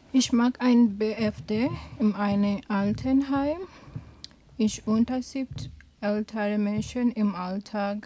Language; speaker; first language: German; non-native, learner; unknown